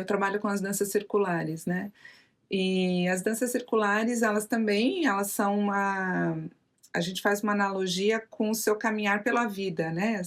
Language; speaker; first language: Portuguese; native; Portuguese